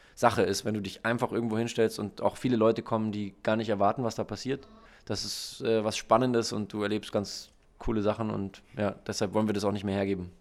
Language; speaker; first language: German; native; German